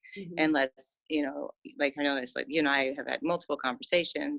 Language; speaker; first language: English; native; English